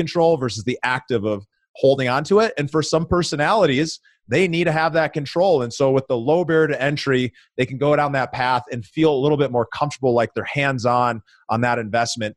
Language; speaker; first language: English; native; English